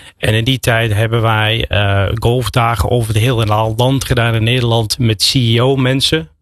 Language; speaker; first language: Dutch; non-native, fluent; English